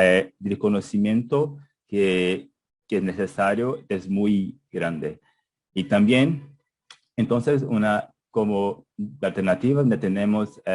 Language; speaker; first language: Spanish; non-native, fluent; Portuguese